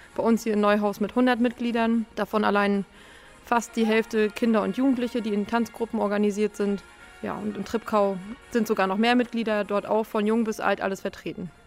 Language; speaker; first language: German; native; German